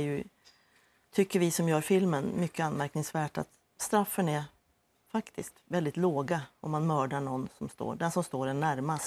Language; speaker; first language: Swedish; native; Swedish